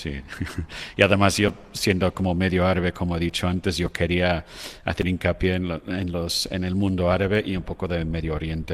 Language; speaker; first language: Spanish; non-native, fluent; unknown